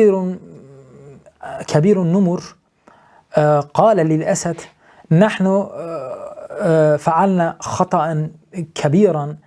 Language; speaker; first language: Arabic; non-native, fluent; Turkish